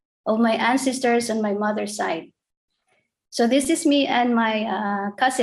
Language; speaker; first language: English; non-native, local second language; Cebuano